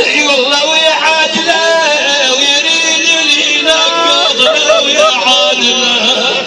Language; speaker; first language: Arabic; native; Arabic